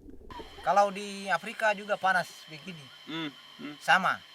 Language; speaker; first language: Indonesian; non-native, local second language; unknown